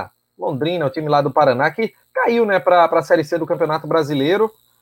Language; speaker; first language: Portuguese; native; Portuguese